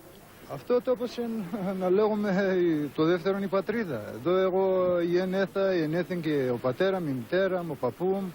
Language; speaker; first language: Greek; early bilingual, heritage; Greek